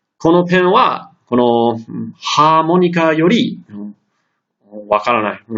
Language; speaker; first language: Japanese; non-native, fluent; English